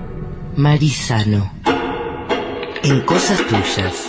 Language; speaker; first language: Spanish; native; Spanish